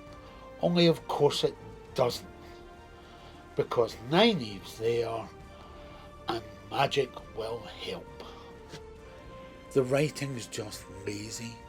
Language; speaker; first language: English; native; English